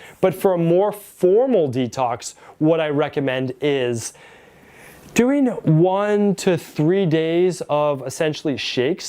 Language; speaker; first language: English; native; English